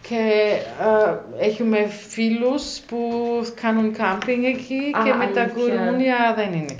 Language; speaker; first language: Greek; non-native, learner; German